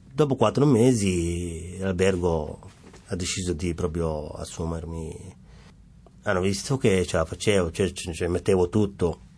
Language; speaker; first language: Italian; non-native, fluent; Somali